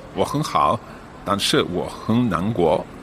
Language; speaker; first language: Chinese; non-native, learner; English